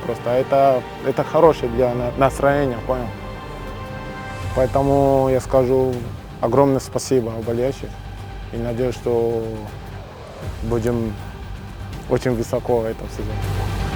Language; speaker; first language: Russian; non-native, learner; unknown